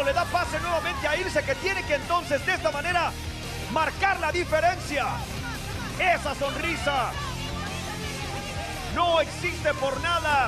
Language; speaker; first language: Spanish; native; Spanish